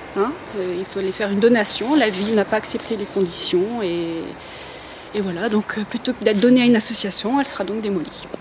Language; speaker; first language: French; native; French